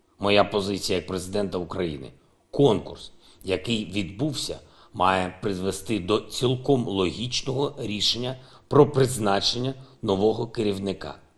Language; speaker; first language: Ukrainian; non-native, local second language; Russian